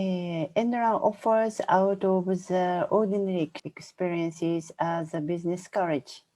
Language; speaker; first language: English; non-native, fluent; Japanese